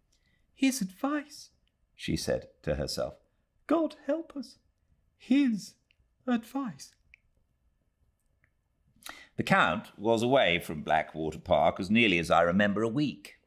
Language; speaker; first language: English; native; English